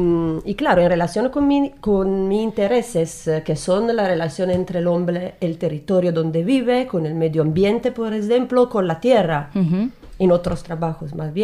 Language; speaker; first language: Spanish; non-native, learner; Italian